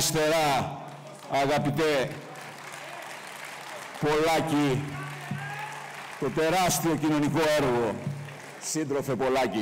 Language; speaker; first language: Greek; native; Greek